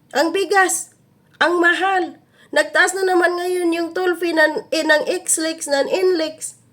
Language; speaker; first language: Filipino; non-native, local second language; Cebuano